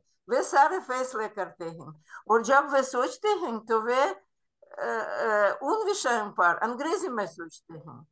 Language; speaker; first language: Hindi; non-native, fluent; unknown